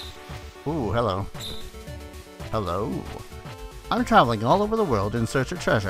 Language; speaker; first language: English; native; English